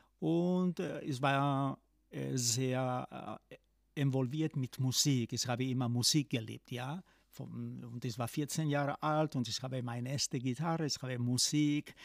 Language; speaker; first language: German; non-native, fluent; Spanish